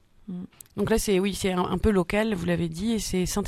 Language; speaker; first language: French; native; French